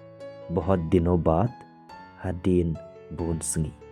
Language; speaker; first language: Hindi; non-native, local second language; Khasi